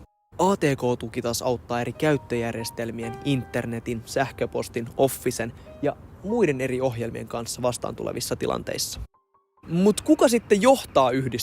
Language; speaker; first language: Finnish; native; Finnish